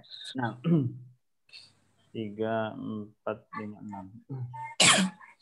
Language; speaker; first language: Indonesian; native; Indonesian